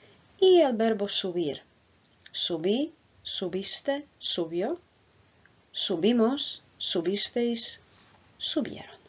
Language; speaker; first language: Spanish; non-native, fluent; Croatian